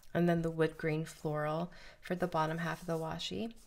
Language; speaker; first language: English; native; English